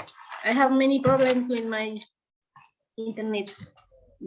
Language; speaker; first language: English; non-native, learner; Spanish